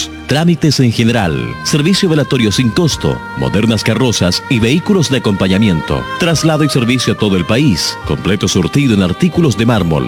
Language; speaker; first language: Spanish; native; Spanish